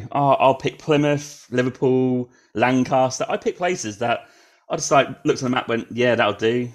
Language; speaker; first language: English; native; English